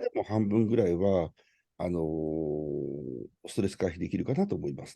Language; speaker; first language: Japanese; native; Japanese